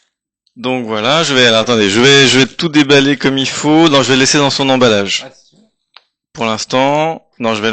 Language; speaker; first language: French; native; French